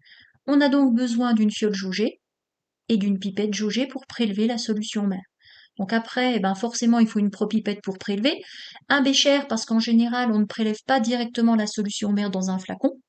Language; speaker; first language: French; native; French